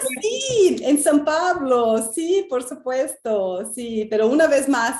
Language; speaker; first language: Spanish; non-native, fluent; Portuguese